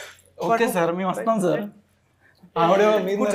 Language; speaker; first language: Telugu; native; Telugu